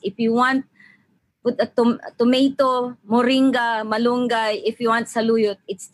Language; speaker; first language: English; non-native, local second language; Maranao